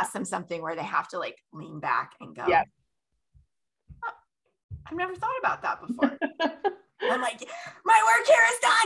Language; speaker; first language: English; native; English